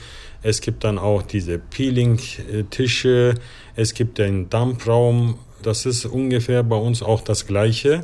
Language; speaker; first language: German; early bilingual, other home language; Turkish